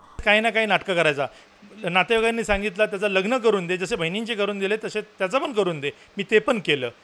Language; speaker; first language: Marathi; non-native, local second language; Urdu